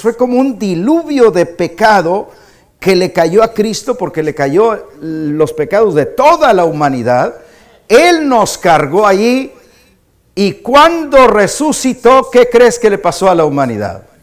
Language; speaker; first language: Spanish; native; Spanish